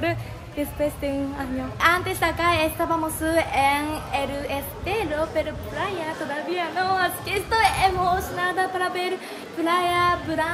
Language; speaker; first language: Spanish; non-native, fluent; Japanese